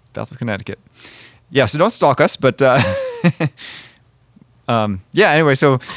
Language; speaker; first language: English; native; English